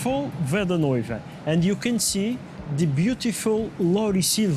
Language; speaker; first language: English; non-native, learner; Portuguese